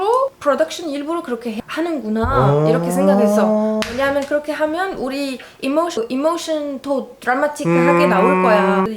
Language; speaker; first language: Korean; non-native, fluent; Arabic